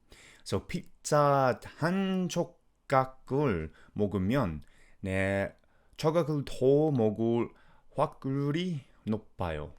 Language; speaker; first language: Korean; non-native, fluent; English